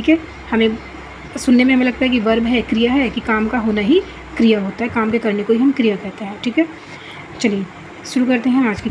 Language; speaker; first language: Hindi; native; Hindi